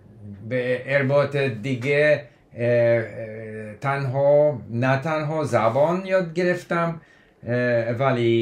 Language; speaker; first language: Persian; non-native, learner; English